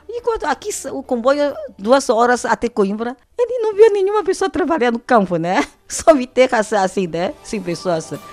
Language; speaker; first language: Portuguese; non-native, fluent; Chinese